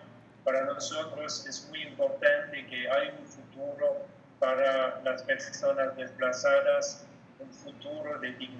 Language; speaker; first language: Spanish; non-native, fluent; French